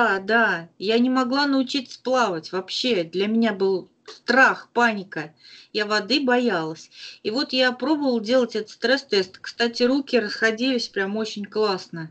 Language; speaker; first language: Russian; native; Russian